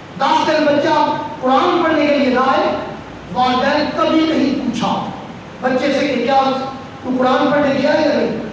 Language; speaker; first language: Urdu; non-native, local second language; Punjabi